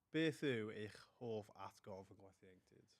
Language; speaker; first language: Welsh; non-native, local second language; English